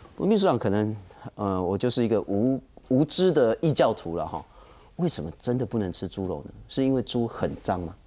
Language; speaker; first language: Chinese; native; Chinese